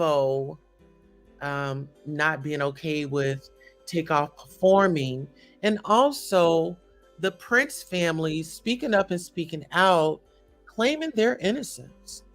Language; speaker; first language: English; native; English